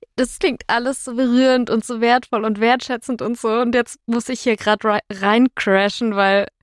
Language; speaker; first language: German; native; German